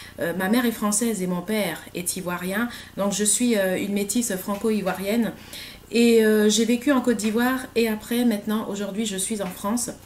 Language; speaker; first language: French; native; French